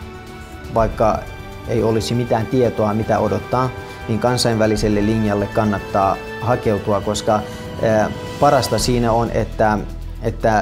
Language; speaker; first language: Finnish; non-native, fluent; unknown